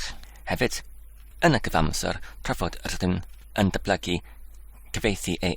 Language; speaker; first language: Welsh; non-native, learner; English